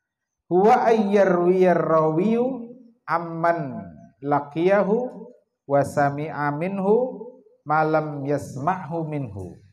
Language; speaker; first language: Arabic; non-native, fluent; Indonesian